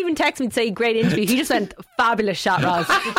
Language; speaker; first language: English; native; English